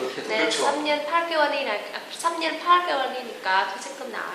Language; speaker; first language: Korean; non-native, learner; Vietnamese